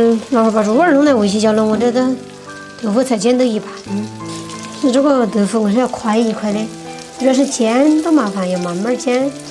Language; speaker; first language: Chinese; native; Chinese